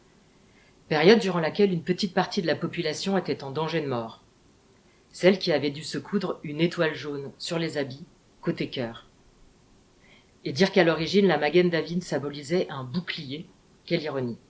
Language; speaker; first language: French; native; French